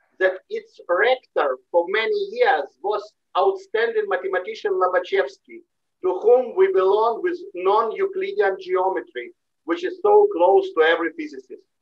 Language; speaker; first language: English; non-native, fluent; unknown